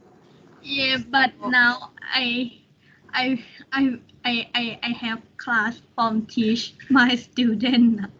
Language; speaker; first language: English; non-native, learner; Thai